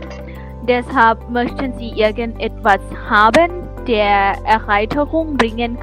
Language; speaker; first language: German; non-native, learner; Thai